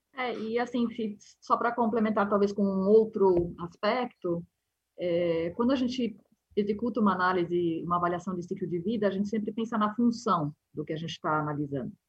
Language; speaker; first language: Portuguese; non-native, fluent; Spanish